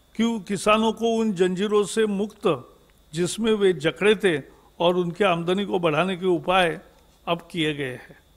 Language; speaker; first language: Hindi; non-native, local second language; Marathi